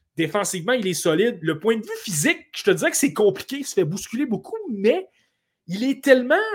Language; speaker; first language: French; native; French